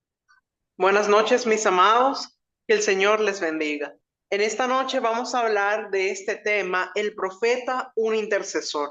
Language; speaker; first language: Spanish; native; Spanish